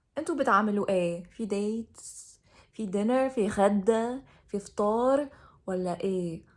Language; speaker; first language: Egyptian Arabic; non-native, learner; English